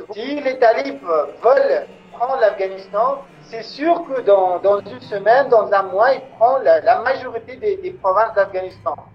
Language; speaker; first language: French; non-native, local second language; Persian